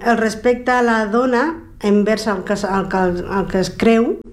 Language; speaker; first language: Catalan; non-native, local second language; Spanish